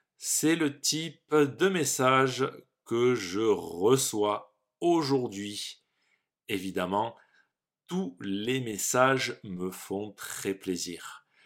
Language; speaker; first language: French; native; French